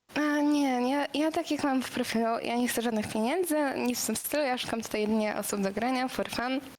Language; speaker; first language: Polish; native; Polish